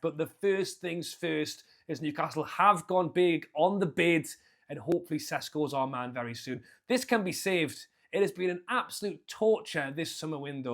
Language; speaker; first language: English; native; English